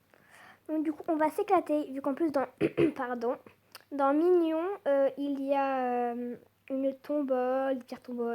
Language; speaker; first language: French; native; French